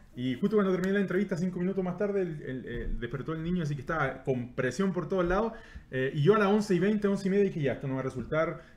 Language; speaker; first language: Spanish; native; Spanish